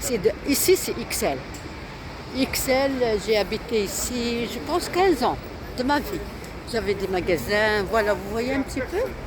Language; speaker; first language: French; non-native, local second language; Arabic